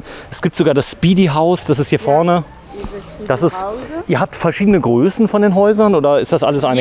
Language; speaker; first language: German; native; German